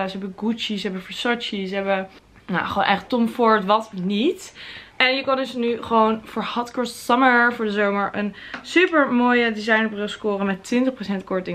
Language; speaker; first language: Dutch; native; Dutch